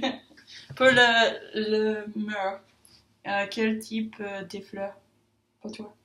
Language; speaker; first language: French; non-native, learner; English